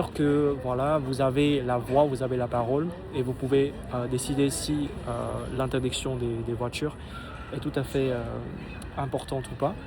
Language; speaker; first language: French; non-native, fluent; Vietnamese